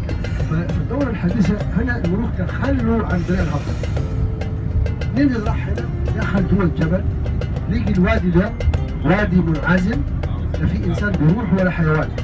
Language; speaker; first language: Arabic; native; Arabic